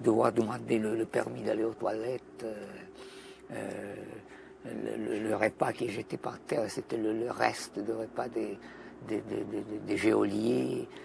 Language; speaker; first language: French; non-native, fluent; Italian